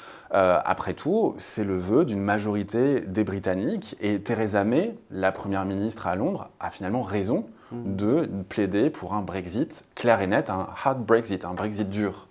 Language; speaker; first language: French; native; French